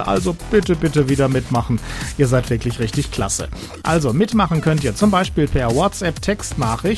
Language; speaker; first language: German; native; German